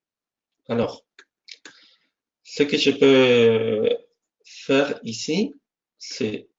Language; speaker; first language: French; non-native, fluent; Spanish